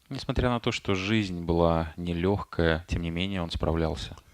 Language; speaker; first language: Russian; native; Russian